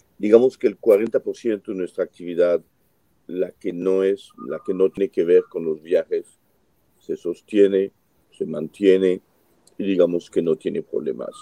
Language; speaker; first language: Spanish; non-native, fluent; French